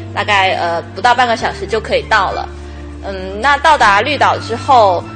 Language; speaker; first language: Chinese; native; Chinese